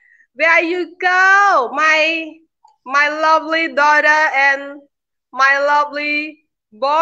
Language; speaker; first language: English; non-native, learner; Khmer